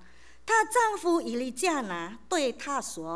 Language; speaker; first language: Chinese; native; Chinese